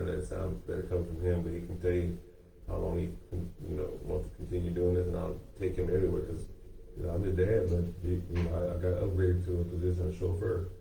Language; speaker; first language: English; native; English